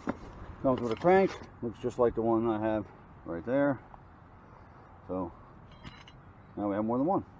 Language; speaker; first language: English; native; English